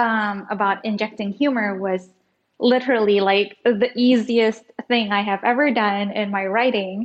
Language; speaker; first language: English; early bilingual, other home language; Indonesian